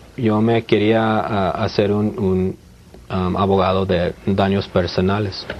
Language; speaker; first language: Spanish; early bilingual, heritage; Spanish